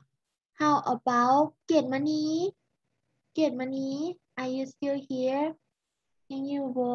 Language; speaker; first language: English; non-native, fluent; Lao